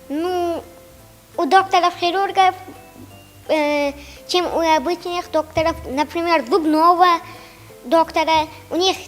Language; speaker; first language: Russian; non-native, local second language; Tajik